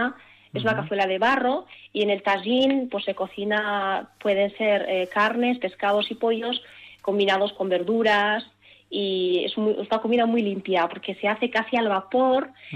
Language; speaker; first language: Spanish; early bilingual, other home language; Arabic